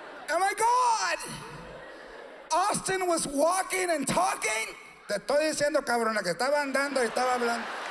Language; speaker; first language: Spanish; early bilingual, other home language; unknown